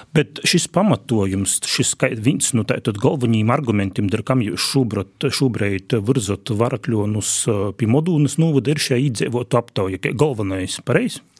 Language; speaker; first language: Latvian; native; Latvian